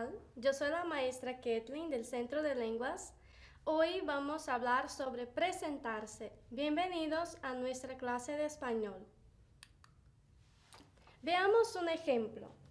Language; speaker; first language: Spanish; non-native, fluent; Portuguese